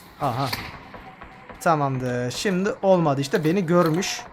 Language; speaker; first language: Turkish; native; Turkish